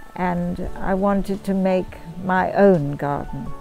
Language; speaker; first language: English; native; English